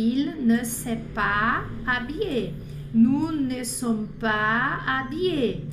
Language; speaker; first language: French; non-native, fluent; Portuguese